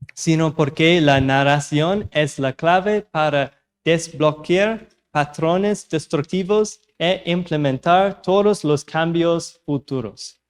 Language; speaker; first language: Spanish; non-native, learner; English